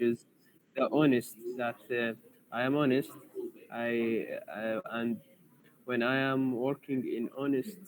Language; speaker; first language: English; non-native, learner; Arabic